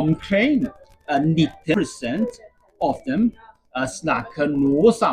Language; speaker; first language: Norwegian; non-native, learner; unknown